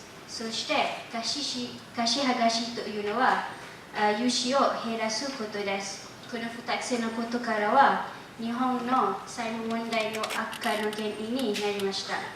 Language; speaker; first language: Japanese; non-native, learner; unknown